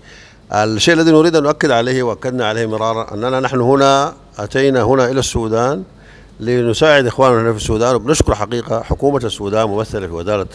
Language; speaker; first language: Arabic; native; Arabic